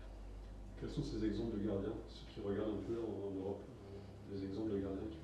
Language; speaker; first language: French; native; French